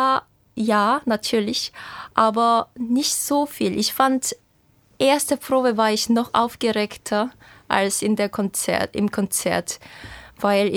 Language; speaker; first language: German; non-native, fluent; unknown